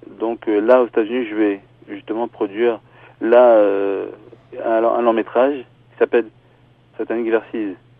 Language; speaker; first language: French; early bilingual, other home language; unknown